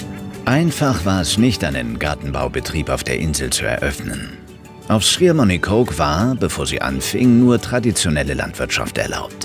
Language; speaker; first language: German; native; German